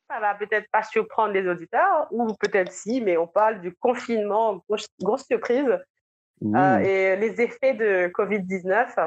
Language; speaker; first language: French; native; French